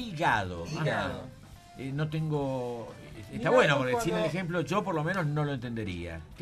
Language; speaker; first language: Spanish; native; Spanish